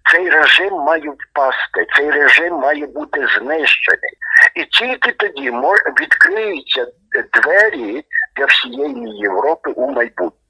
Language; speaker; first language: Ukrainian; native; Ukrainian